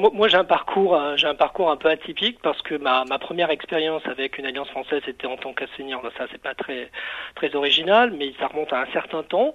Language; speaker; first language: French; native; French